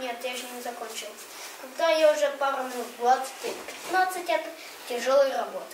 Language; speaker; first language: Russian; early bilingual, heritage; Russian